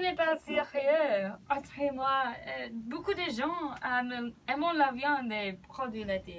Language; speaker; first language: French; non-native, learner; English